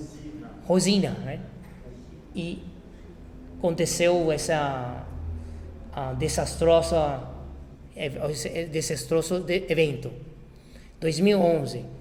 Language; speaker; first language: Portuguese; non-native, fluent; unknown